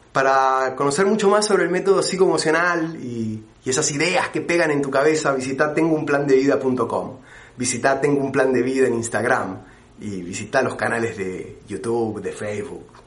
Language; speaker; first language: Spanish; native; Spanish